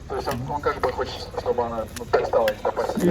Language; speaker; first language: Russian; native; Russian